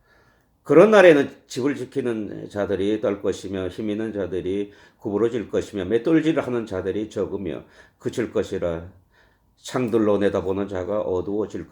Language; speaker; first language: Korean; native; Korean